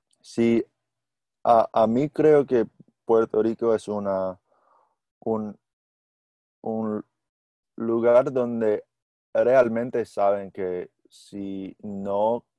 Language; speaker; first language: Spanish; non-native, learner; English